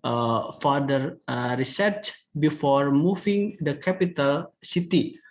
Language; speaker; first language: English; non-native, learner; Indonesian